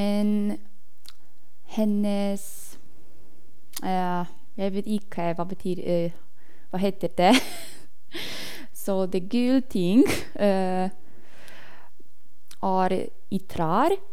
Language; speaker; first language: Norwegian; non-native, learner; German